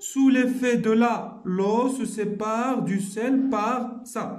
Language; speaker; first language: French; non-native, local second language; Arabic